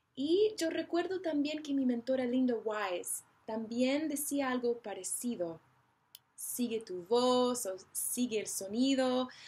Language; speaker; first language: Spanish; non-native, fluent; English